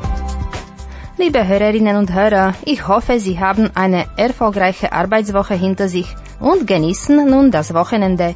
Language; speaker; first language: German; non-native, fluent; Slovak